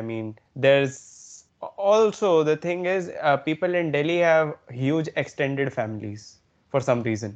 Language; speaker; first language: English; non-native, local second language; Hindi